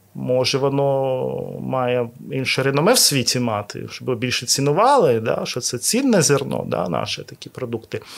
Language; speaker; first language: Ukrainian; non-native, local second language; Russian